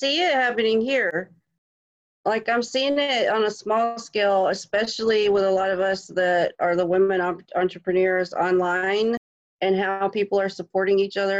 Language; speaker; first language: English; native; English